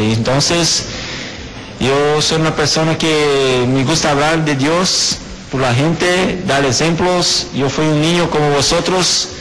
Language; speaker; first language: Spanish; non-native, fluent; Portuguese